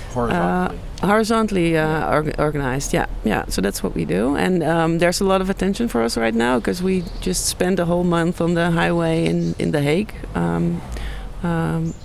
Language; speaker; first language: English; non-native, fluent; Dutch